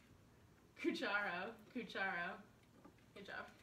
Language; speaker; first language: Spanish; non-native, learner; English